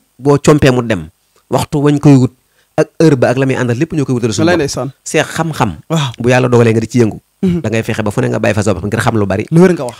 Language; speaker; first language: Wolof; native; Wolof